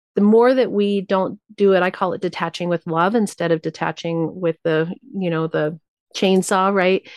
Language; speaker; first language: English; native; English